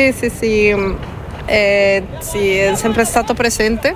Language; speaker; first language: Italian; non-native, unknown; Spanish